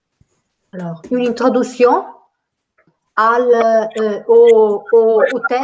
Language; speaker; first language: French; non-native, fluent; Spanish